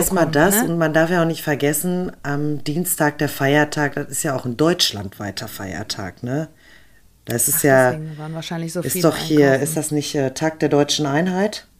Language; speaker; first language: German; native; German